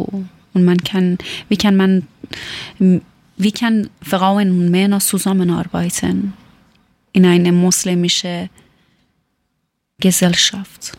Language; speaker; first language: German; non-native, learner; Persian